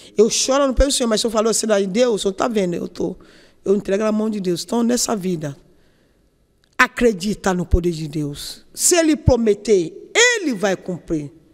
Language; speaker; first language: Portuguese; non-native, learner; Yoruba